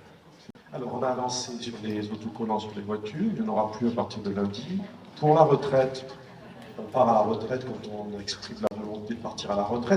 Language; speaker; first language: French; native; French